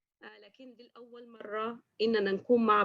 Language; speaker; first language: Arabic; native; Arabic